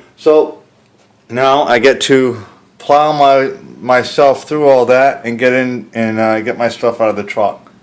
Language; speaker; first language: English; native; English